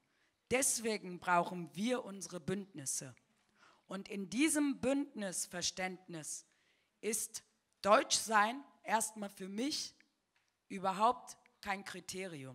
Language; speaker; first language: German; early bilingual, other home language; Turkish